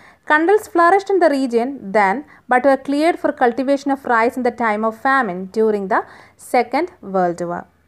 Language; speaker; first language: English; non-native, local second language; Malayalam